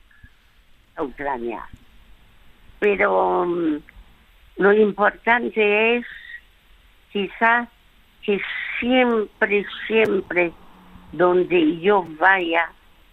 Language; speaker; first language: Spanish; early bilingual, other home language; French